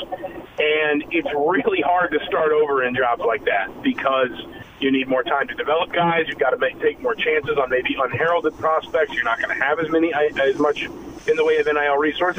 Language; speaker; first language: English; native; English